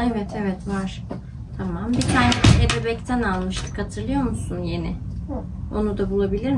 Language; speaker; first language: Turkish; native; Turkish